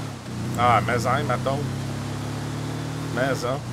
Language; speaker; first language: French; native; French